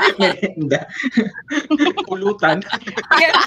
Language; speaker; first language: Filipino; non-native, local second language; Cebuano